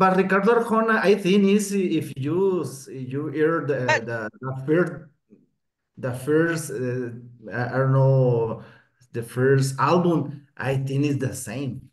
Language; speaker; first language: English; non-native, learner; Spanish